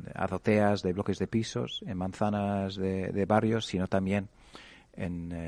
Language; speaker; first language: Spanish; non-native, fluent; English